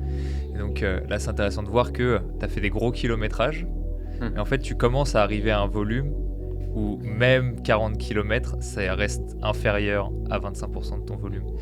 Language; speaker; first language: French; native; French